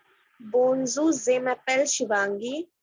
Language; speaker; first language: French; non-native, learner; Hindi